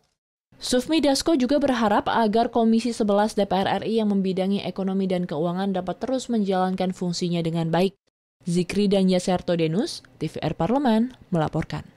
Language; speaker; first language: Indonesian; native; Indonesian